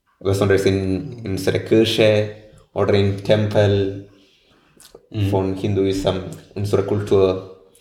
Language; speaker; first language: German; non-native, learner; Malayalam